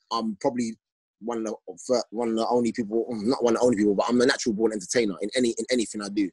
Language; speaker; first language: English; native; English